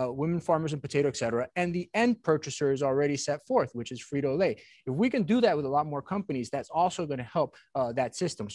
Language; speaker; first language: English; native; English